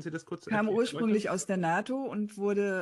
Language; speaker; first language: German; native; German